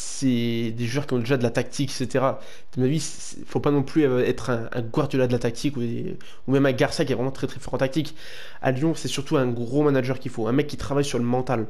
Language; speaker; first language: French; native; French